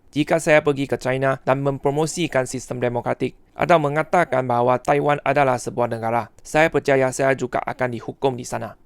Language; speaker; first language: Malay; non-native, fluent; Chinese